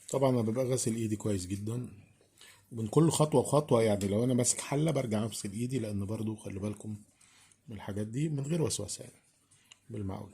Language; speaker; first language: Arabic; native; Arabic